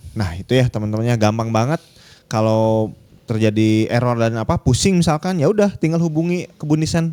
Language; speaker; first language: Indonesian; native; Indonesian